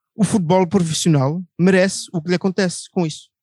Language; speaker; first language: Portuguese; non-native, fluent; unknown